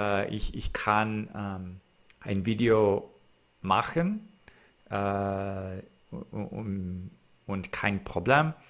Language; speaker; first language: German; non-native, learner; English